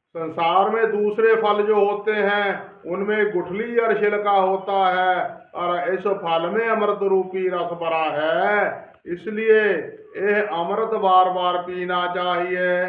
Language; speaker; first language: Hindi; non-native, local second language; Punjabi